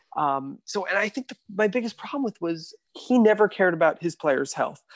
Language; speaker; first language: English; native; English